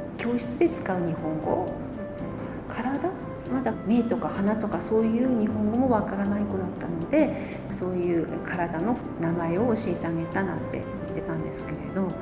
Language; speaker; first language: Japanese; native; Japanese